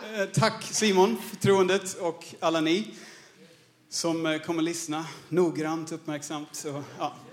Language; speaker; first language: Swedish; non-native, fluent; English